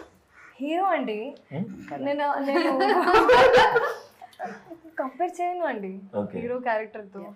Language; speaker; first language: Telugu; non-native, learner; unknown